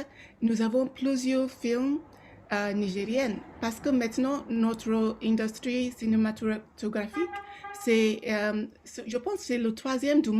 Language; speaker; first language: French; non-native, local second language; Yoruba